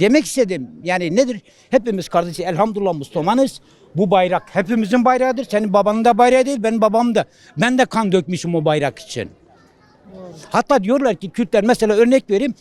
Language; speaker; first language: Turkish; non-native, local second language; Kurdish